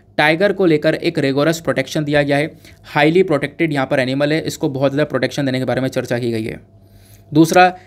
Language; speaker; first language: Hindi; native; Hindi